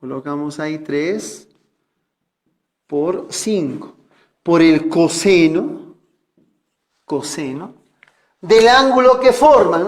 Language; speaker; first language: Spanish; native; Spanish